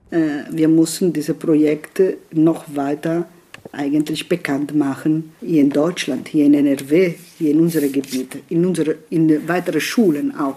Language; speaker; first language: German; non-native, fluent; Italian